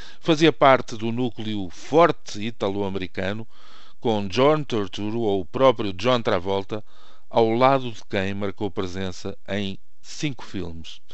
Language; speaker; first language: Portuguese; native; Portuguese